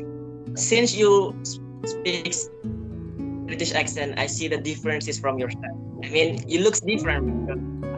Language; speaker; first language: English; non-native, fluent; Indonesian